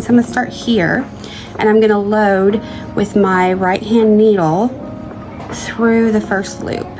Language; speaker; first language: English; native; English